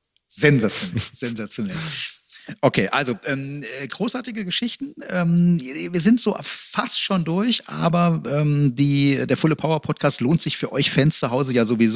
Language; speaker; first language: German; native; German